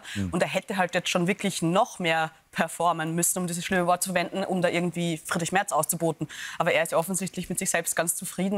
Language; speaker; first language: German; native; German